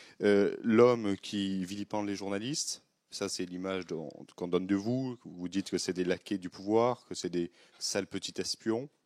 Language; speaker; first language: French; native; French